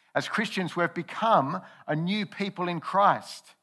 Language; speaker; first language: English; native; English